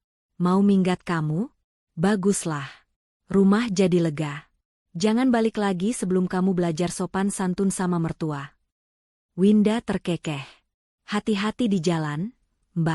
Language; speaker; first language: Indonesian; native; Indonesian